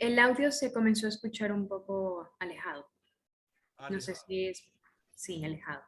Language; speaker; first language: Spanish; native; Spanish